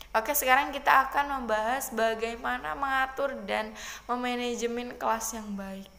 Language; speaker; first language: Indonesian; non-native, local second language; Javanese